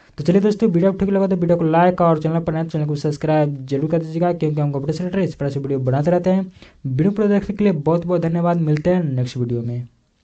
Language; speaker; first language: Hindi; native; Hindi